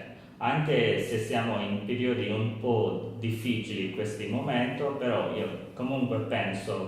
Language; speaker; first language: Italian; non-native, learner; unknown